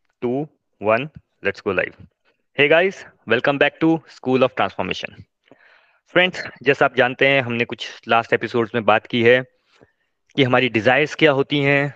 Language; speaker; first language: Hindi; non-native, local second language; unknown